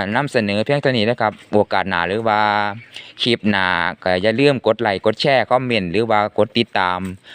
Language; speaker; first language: Thai; native; Thai